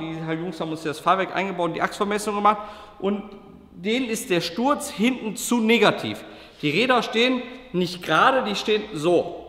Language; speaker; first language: German; native; German